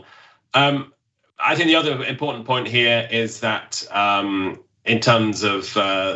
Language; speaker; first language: English; native; English